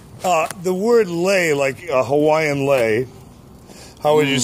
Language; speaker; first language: English; native; English